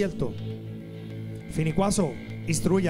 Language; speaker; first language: Spanish; native; Spanish